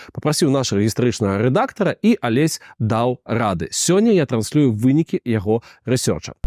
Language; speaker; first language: Belarusian; non-native, local second language; Russian